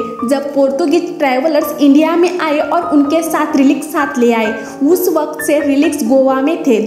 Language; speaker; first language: Hindi; native; Hindi